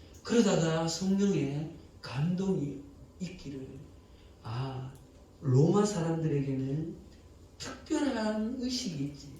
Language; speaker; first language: Korean; native; Korean